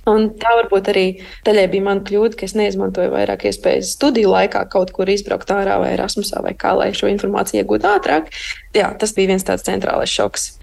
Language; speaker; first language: Latvian; early bilingual, heritage; Latvian